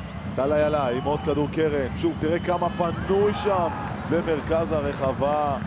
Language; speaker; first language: Hebrew; native; Hebrew